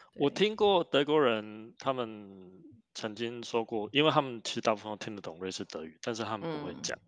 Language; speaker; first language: Chinese; non-native, local second language; Min Nan Chinese